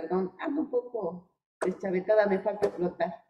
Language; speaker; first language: Spanish; native; Spanish